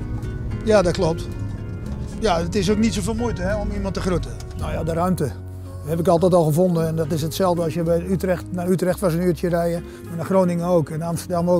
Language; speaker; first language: Dutch; native; Dutch